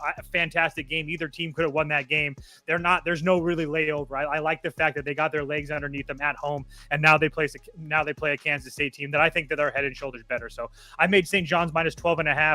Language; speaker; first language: English; native; English